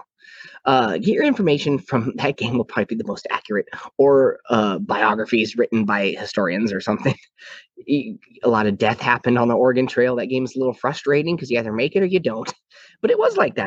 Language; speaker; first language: English; native; English